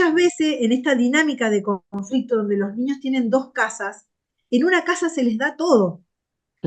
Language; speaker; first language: Spanish; native; Spanish